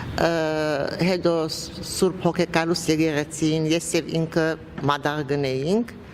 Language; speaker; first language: Armenian; native; Armenian